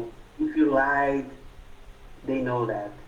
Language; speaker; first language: English; non-native, fluent; Portuguese